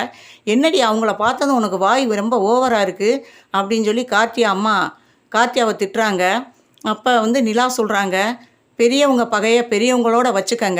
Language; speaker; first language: Tamil; native; Tamil